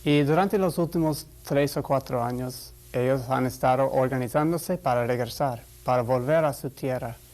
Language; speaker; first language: Spanish; non-native, fluent; English